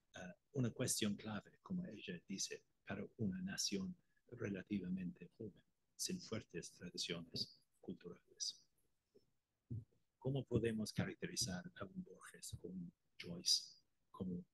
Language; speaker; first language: Spanish; non-native, fluent; Irish